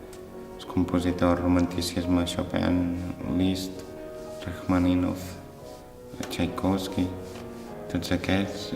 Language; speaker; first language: Catalan; early bilingual, other home language; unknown